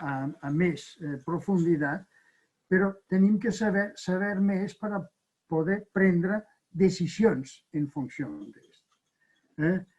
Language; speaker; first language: Catalan; non-native, fluent; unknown